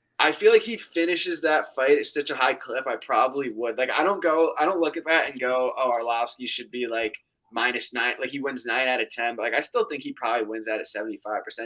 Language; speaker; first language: English; native; English